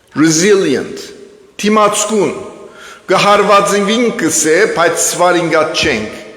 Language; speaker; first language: Armenian; early bilingual, heritage; Armenian